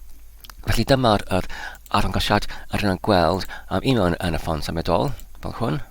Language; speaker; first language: Welsh; non-native, learner; Polish